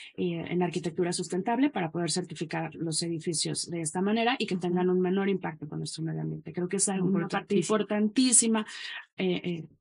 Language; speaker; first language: Spanish; native; Spanish